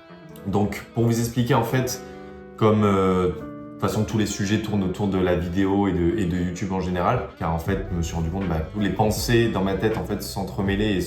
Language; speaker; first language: French; native; French